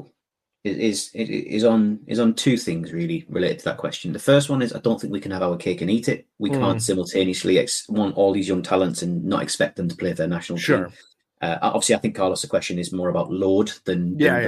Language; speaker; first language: English; native; English